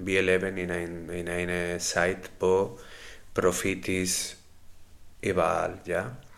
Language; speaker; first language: German; non-native, learner; Spanish